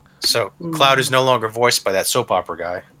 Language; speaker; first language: English; native; English